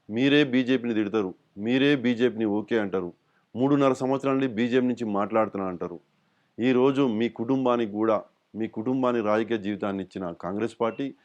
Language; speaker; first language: Telugu; native; Telugu